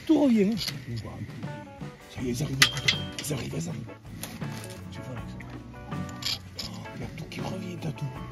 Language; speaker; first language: French; native; French